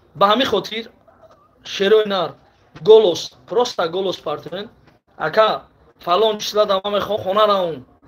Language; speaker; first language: Tajik; native; Tajik